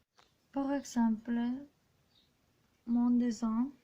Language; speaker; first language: French; non-native, learner; Spanish